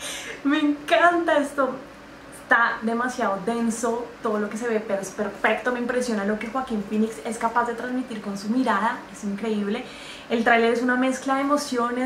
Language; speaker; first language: Spanish; native; Spanish